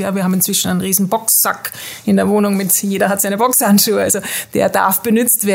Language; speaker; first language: German; early bilingual, heritage; German